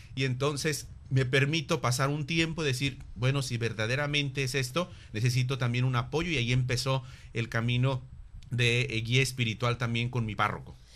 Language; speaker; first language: Spanish; native; Spanish